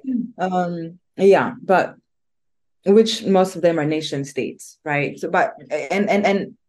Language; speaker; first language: English; non-native, local second language; Kinyarwanda